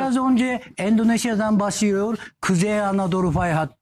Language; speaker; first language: Turkish; non-native, learner; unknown